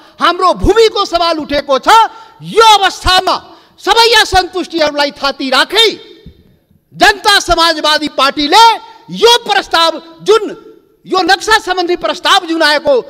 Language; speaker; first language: Nepali; non-native, local second language; Maithili